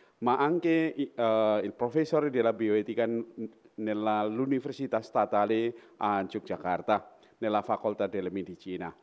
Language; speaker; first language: Italian; non-native, fluent; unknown